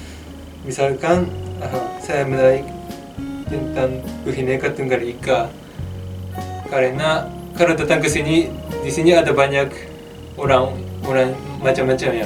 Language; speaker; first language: Indonesian; non-native, fluent; Japanese